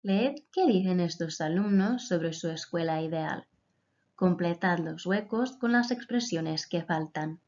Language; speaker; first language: Spanish; non-native, fluent; Croatian